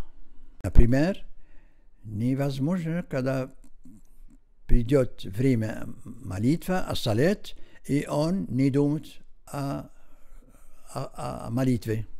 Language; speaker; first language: Russian; non-native, learner; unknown